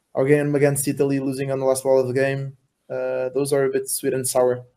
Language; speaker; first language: English; non-native, fluent; Portuguese